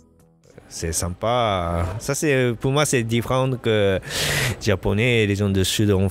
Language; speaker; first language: French; non-native, learner; Japanese